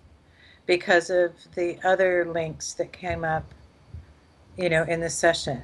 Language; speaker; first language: English; native; English